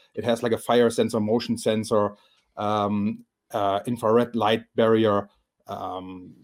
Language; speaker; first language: English; non-native, fluent; German